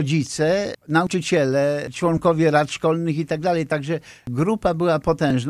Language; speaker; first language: Polish; native; Polish